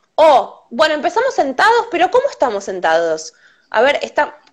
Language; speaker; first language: Spanish; native; Spanish